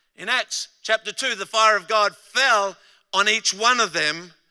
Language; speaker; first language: English; native; English